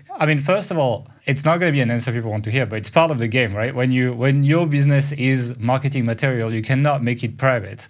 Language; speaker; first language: English; non-native, fluent; French